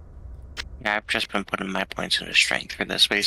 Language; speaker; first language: English; native; English